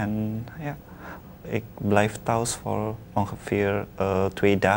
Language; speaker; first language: Dutch; non-native, learner; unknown